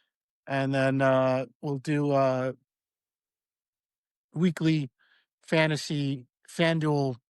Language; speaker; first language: English; native; English